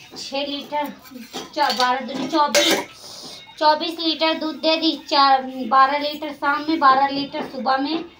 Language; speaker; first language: Hindi; native; Hindi